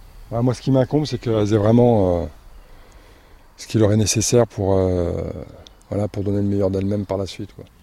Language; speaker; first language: French; native; French